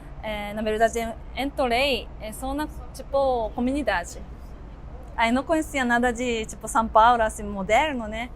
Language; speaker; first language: Portuguese; non-native, learner; Japanese